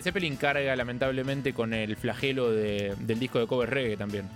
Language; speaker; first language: Spanish; native; Spanish